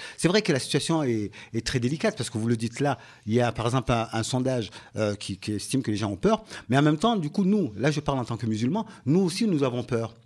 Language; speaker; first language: French; early bilingual, other home language; Ngazidja Comorian